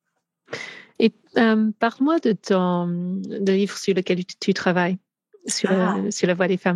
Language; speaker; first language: French; non-native, fluent; English